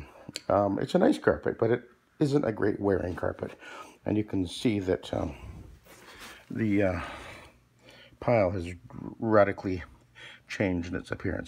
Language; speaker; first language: English; native; English